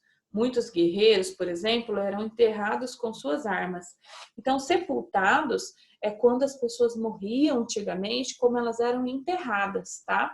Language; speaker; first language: Portuguese; native; Portuguese